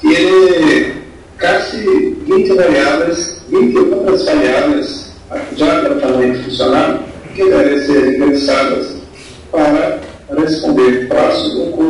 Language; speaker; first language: Spanish; non-native, fluent; Portuguese